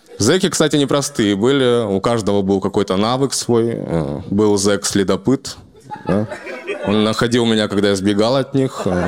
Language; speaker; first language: Russian; native; Russian